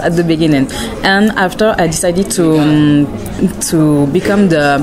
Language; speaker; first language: English; non-native, learner; French